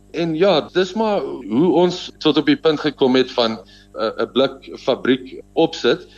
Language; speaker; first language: Afrikaans; native; Afrikaans